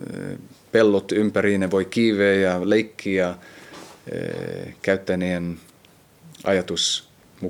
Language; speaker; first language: Finnish; early bilingual, heritage; Finnish